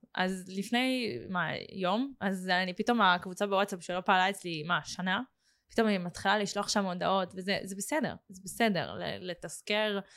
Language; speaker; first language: Hebrew; native; Hebrew